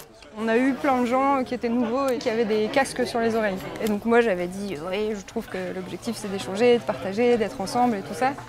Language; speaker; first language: French; native; French